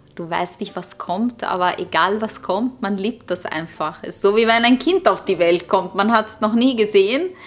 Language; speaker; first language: German; non-native, fluent; Italian